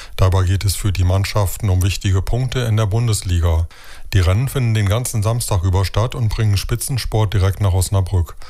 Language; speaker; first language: German; native; German